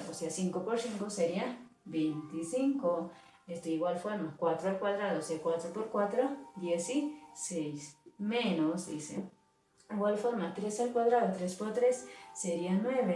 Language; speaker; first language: Spanish; native; Spanish